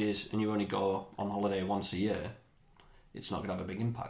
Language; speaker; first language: English; native; English